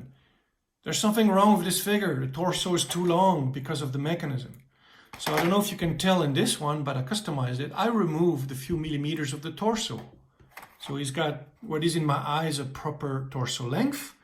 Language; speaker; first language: English; native; English